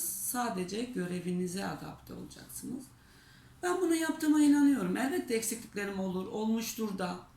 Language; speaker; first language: Turkish; native; Turkish